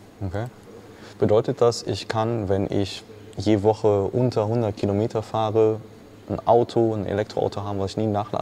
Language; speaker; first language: German; native; German